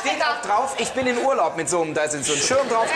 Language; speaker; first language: German; native; German